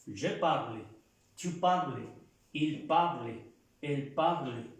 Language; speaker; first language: French; non-native, fluent; Spanish